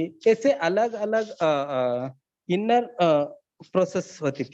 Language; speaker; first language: Hindi; non-native, learner; Kannada